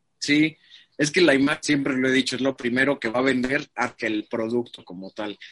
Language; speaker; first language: Spanish; early bilingual, other home language; English